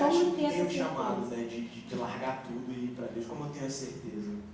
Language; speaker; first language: Portuguese; native; Portuguese